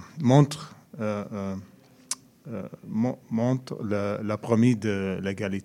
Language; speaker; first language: French; non-native, learner; Arabic